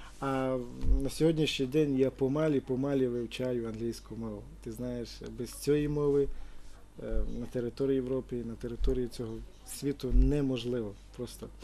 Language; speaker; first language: Ukrainian; non-native, local second language; Romany